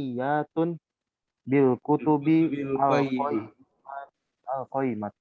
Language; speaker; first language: Arabic; non-native, learner; Indonesian